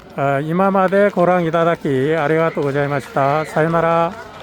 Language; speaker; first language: Japanese; non-native, learner; Korean